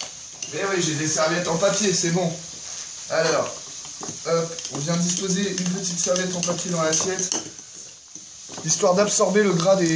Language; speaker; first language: French; native; French